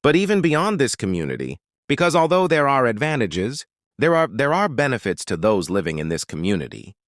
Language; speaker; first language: English; non-native, local second language; Filipino